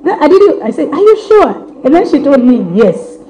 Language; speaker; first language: English; non-native, local second language; Swahili